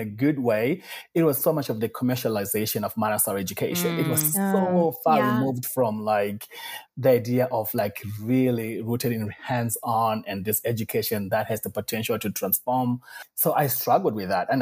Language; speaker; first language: English; non-native, local second language; Shona